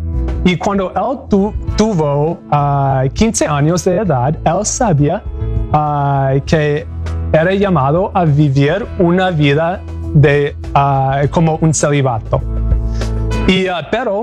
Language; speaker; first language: Spanish; non-native, learner; English